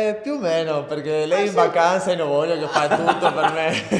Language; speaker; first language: Italian; non-native, learner; Spanish